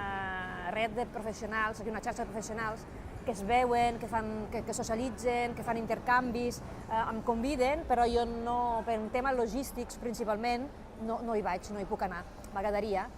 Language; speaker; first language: Catalan; non-native, fluent; Italian